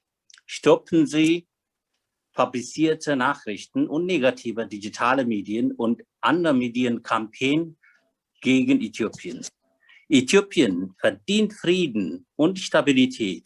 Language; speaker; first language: German; non-native, learner; Amharic